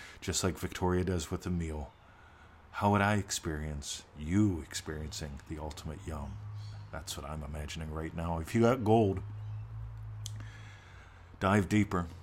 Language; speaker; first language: English; native; English